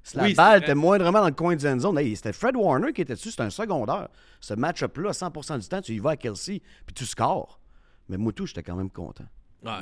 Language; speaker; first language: French; native; French